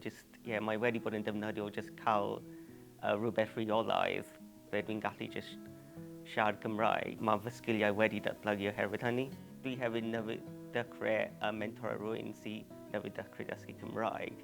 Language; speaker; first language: Welsh; non-native, fluent; English